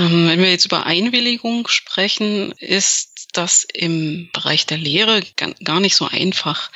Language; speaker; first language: German; native; German